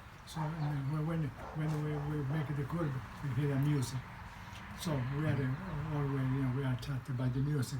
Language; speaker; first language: English; non-native, fluent; Italian